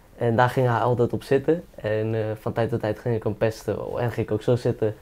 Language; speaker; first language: Dutch; early bilingual, other home language; Caribbean Hindustani